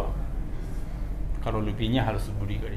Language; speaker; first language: Indonesian; non-native, fluent; Japanese